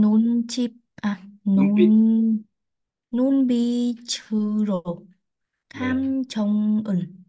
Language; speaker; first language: Korean; non-native, learner; Vietnamese